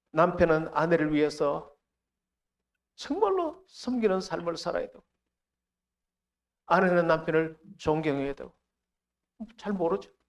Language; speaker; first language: Korean; native; Korean